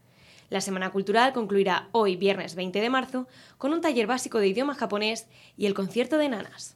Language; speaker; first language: Spanish; native; Spanish